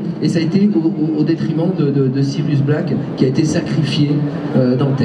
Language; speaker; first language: French; native; French